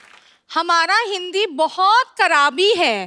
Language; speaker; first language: Hindi; non-native, learner; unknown